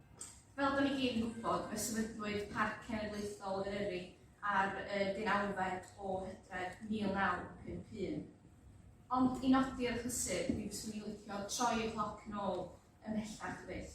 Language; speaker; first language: Welsh; native; Welsh